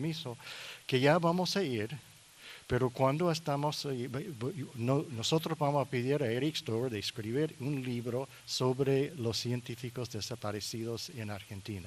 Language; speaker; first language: Spanish; non-native, learner; English